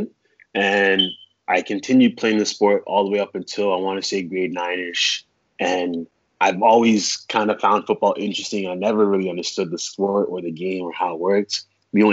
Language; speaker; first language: English; native; English